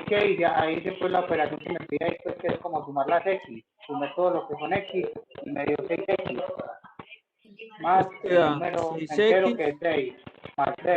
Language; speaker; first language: Spanish; native; Spanish